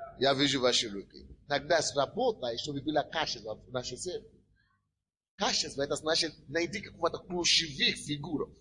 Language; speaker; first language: Russian; non-native, fluent; Yoruba